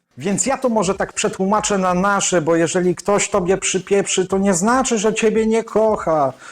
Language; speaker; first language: Polish; native; Polish